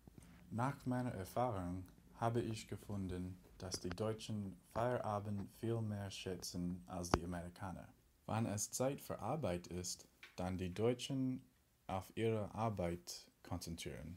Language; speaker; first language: German; non-native, learner; English